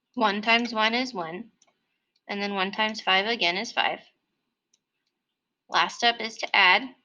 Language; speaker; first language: English; native; English